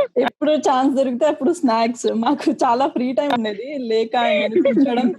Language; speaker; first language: Telugu; early bilingual, heritage; Telugu